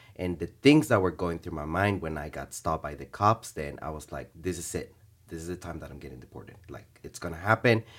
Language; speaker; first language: English; early bilingual, other home language; Spanish